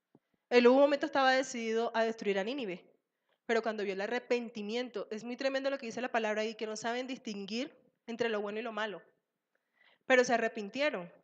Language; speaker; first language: Spanish; native; Spanish